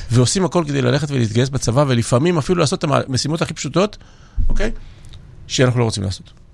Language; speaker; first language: Hebrew; early bilingual, other home language; Georgian